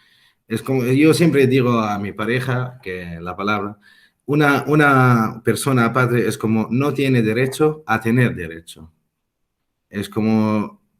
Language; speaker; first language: Spanish; non-native, fluent; Arabic